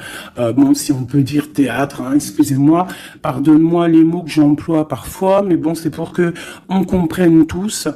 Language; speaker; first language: French; native; French